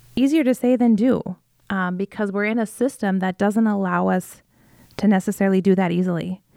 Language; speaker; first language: English; native; English